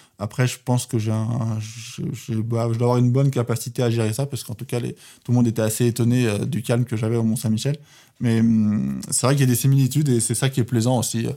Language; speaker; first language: French; native; French